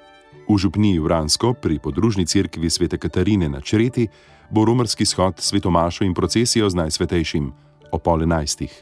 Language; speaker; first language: Slovenian; native; Slovenian